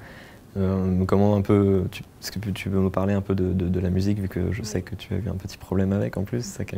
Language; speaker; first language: French; native; French